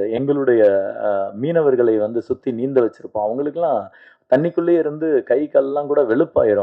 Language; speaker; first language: Tamil; native; Tamil